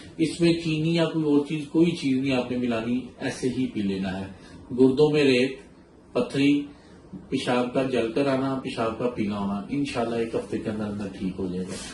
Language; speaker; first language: Urdu; non-native, local second language; Punjabi